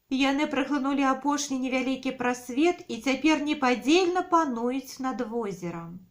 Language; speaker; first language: Belarusian; non-native, local second language; Russian